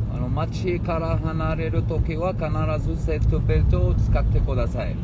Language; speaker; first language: Japanese; non-native, fluent; Arabic